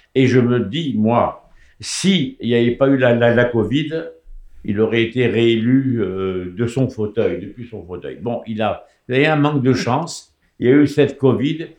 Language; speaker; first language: French; native; French